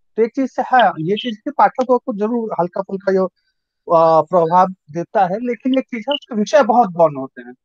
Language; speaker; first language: Hindi; native; Hindi